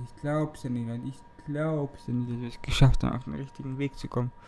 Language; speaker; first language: German; native; German